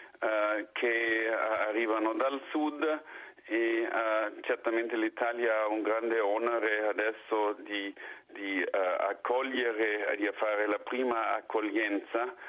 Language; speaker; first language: Italian; non-native, fluent; German